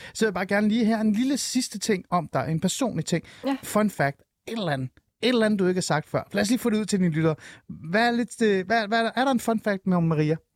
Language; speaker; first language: Danish; early bilingual, other home language; Persian